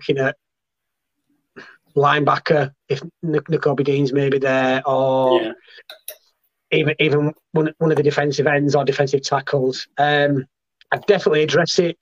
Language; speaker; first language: English; native; English